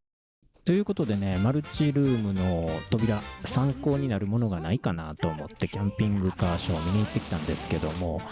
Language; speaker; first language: Japanese; native; Japanese